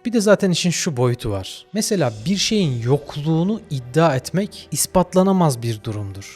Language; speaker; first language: Turkish; native; Turkish